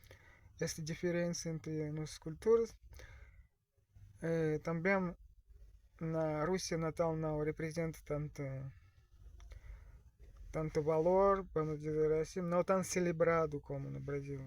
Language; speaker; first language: Portuguese; non-native, learner; Russian